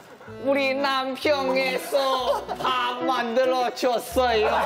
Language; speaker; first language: Korean; non-native, learner; Chinese